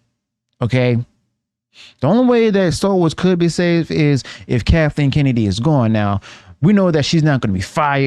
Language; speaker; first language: English; native; English